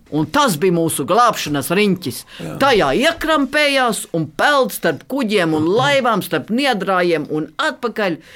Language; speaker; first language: Latvian; native; Latvian